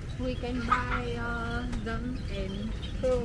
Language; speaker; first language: English; non-native, learner; Vietnamese